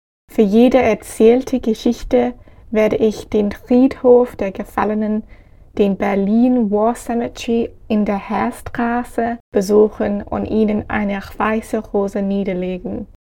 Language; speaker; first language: German; non-native, fluent; English